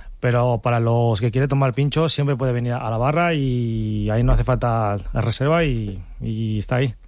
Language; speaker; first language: Spanish; non-native, fluent; Chinese